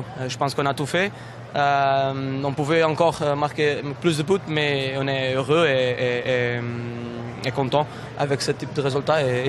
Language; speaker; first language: French; non-native, fluent; Portuguese